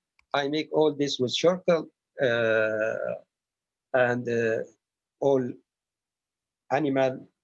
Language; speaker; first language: English; non-native, learner; Arabic